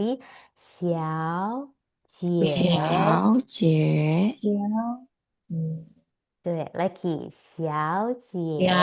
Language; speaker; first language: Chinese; non-native, fluent; Indonesian